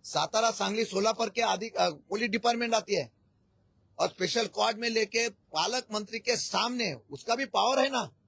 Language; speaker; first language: Hindi; non-native, local second language; Marathi